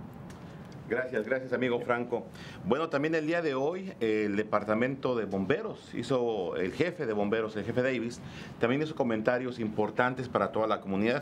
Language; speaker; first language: Spanish; native; Spanish